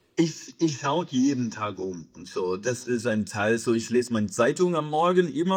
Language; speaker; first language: German; non-native, fluent; English